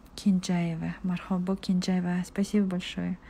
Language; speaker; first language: Russian; non-native, local second language; Kazakh